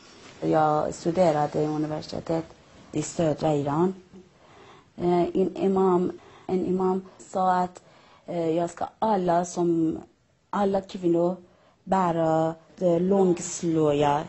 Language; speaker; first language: Swedish; non-native, learner; Persian